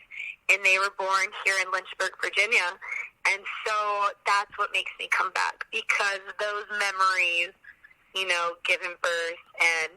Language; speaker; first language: English; native; English